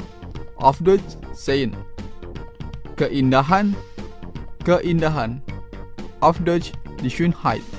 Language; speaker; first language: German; non-native, fluent; Indonesian